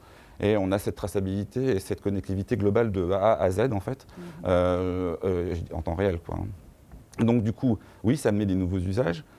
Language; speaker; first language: French; native; French